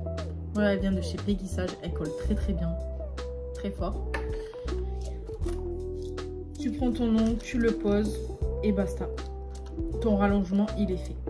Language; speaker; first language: French; native; French